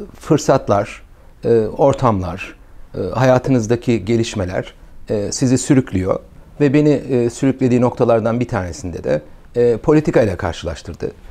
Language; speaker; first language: Turkish; native; Turkish